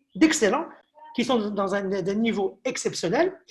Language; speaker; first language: French; non-native, local second language; Arabic